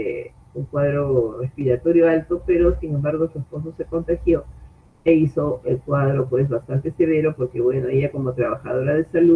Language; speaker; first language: Spanish; native; Spanish